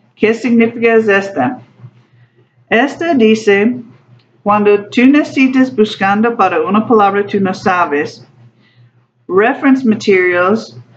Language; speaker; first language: Spanish; non-native, learner; English